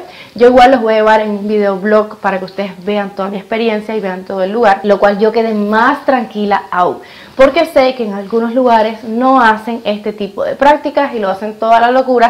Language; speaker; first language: Spanish; native; Spanish